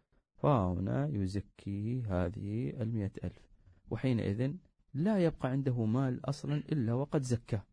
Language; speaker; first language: Arabic; native; Arabic